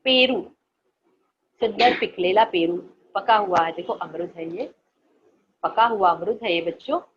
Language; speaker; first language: Hindi; non-native, local second language; Marathi